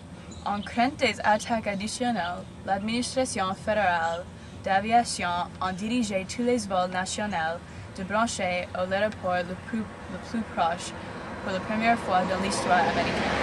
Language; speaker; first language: French; non-native, learner; English